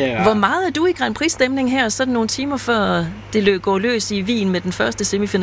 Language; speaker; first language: Danish; native; Danish